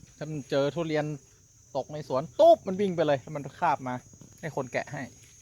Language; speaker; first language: Thai; native; Thai